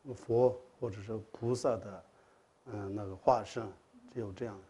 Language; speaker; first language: Chinese; non-native, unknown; Tibetan